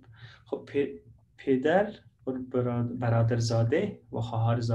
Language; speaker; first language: Persian; non-native, learner; Urdu